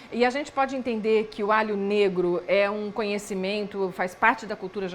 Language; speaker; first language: Portuguese; native; Portuguese